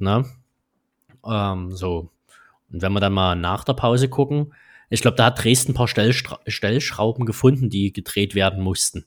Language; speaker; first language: German; native; German